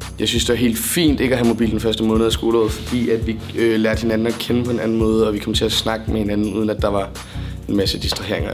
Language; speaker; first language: Danish; native; Danish